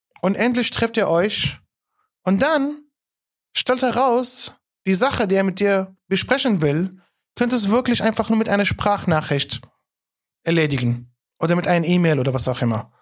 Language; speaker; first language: German; non-native, fluent; Arabic